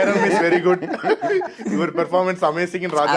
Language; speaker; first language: Tamil; native; Tamil